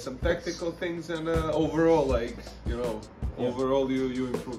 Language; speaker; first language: English; non-native, fluent; Serbian